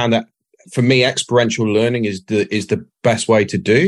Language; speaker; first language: English; native; English